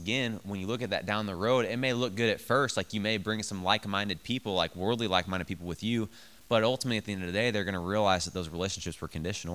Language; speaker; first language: English; native; English